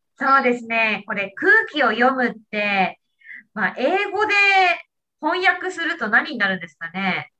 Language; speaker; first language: Japanese; native; Japanese